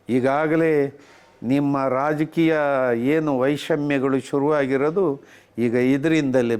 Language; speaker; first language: Kannada; native; Kannada